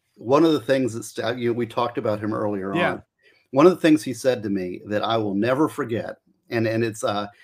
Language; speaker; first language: English; native; English